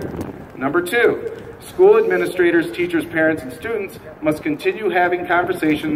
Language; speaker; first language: English; native; English